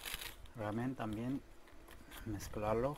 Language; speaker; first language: Spanish; non-native, learner; Korean